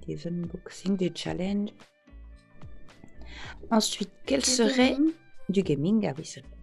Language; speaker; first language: French; native; French